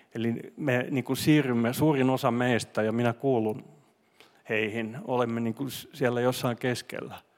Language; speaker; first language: Finnish; non-native, local second language; Swedish